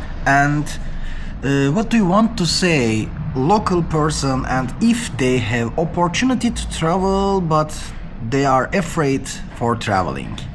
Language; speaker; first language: English; non-native, learner; Turkish